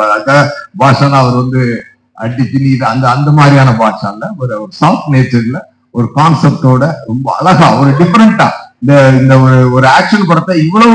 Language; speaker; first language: Tamil; native; Tamil